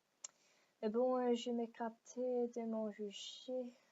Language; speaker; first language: French; non-native, learner; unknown